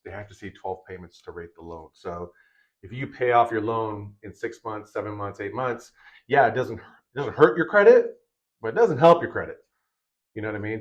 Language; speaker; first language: English; native; English